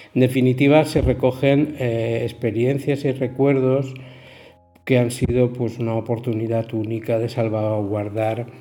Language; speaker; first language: Spanish; native; Spanish